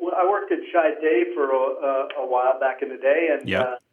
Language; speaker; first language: English; native; English